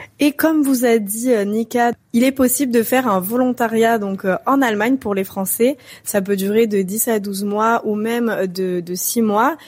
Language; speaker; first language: French; native; French